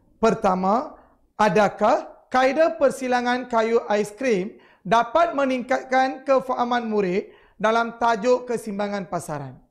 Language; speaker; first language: Malay; non-native, local second language; Tamil